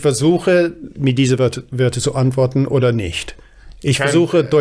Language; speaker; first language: German; non-native, learner; English